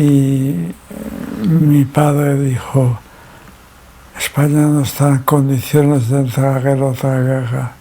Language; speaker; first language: Spanish; early bilingual, other home language; German